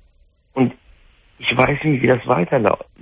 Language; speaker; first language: German; non-native, fluent; Arabic